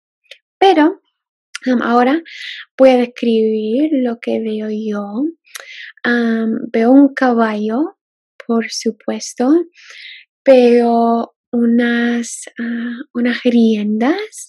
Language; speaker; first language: Spanish; non-native, fluent; English